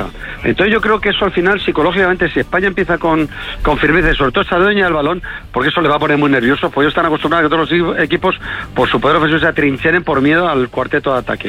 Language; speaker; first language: Spanish; native; Spanish